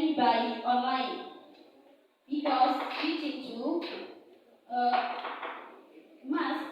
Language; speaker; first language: English; non-native, learner; Indonesian